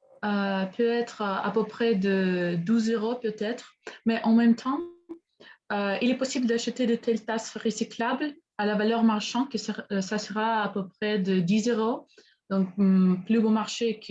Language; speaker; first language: French; non-native, learner; Spanish